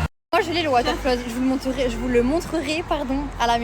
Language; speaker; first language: French; native; French